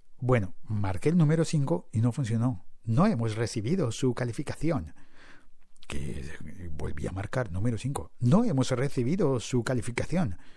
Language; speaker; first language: Spanish; native; Spanish